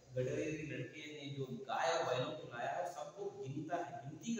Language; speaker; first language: Hindi; non-native, local second language; Kannada